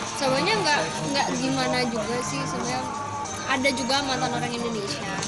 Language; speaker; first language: Indonesian; native; Indonesian